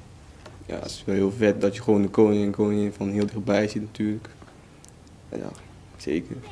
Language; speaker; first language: Dutch; native; Dutch